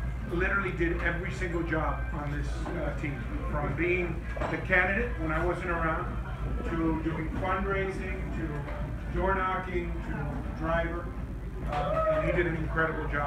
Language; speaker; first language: English; early bilingual, other home language; Spanish